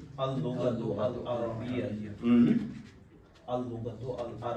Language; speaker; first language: Arabic; non-native, learner; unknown